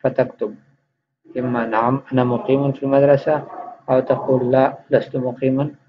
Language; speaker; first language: Arabic; non-native, fluent; Urdu